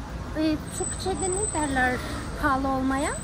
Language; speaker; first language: Turkish; non-native, learner; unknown